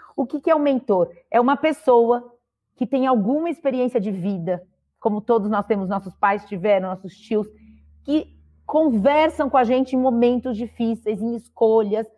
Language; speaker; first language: Portuguese; native; Portuguese